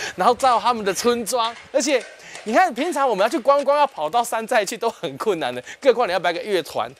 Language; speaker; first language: Chinese; native; Chinese